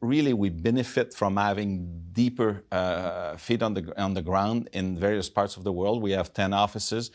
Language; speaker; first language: English; non-native, fluent; French